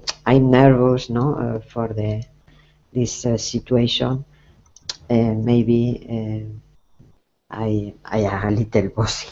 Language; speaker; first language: English; non-native, learner; Spanish